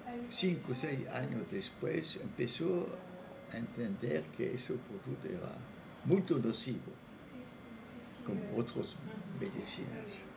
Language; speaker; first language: Spanish; non-native, fluent; French